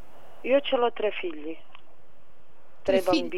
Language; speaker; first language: Italian; non-native, fluent; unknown